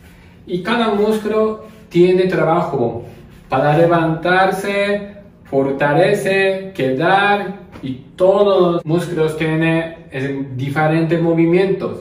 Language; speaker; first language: Spanish; non-native, learner; Japanese